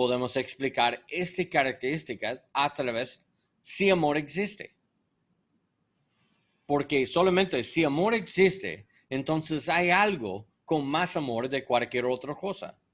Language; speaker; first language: Spanish; non-native, learner; English